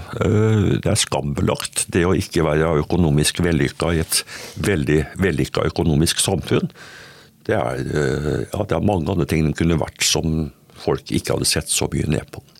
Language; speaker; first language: Norwegian; native; Norwegian